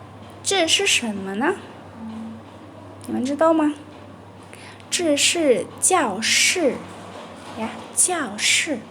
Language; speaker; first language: Chinese; non-native, fluent; Indonesian